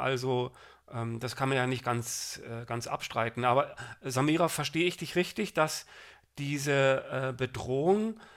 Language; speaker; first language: German; native; German